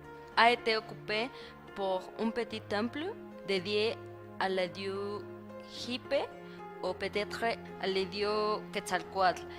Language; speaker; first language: French; non-native, learner; Spanish